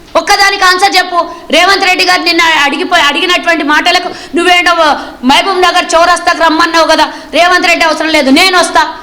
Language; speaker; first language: Telugu; native; Telugu